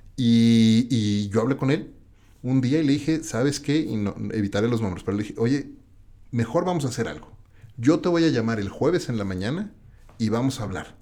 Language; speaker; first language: Spanish; native; Spanish